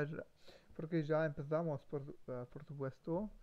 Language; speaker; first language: Spanish; non-native, learner; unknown